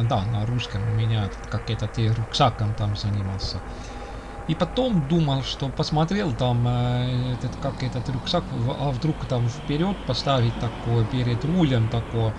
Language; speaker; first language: Russian; non-native, local second language; Estonian